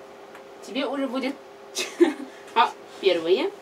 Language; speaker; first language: Russian; non-native, learner; Chinese